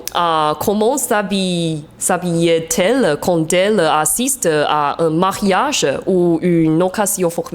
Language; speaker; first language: French; non-native, learner; Chinese